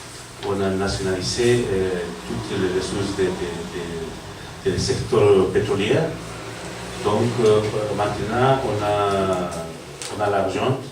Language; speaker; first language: French; non-native, learner; Spanish